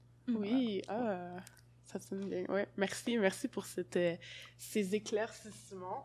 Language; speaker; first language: French; native; French